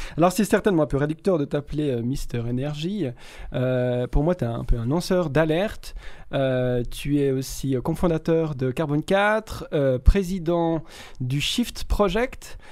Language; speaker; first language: French; native; French